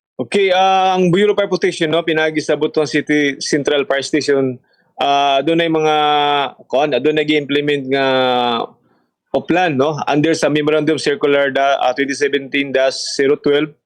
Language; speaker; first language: Cebuano; native; Cebuano